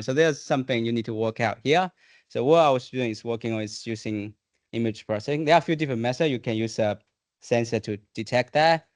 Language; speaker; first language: English; non-native, fluent; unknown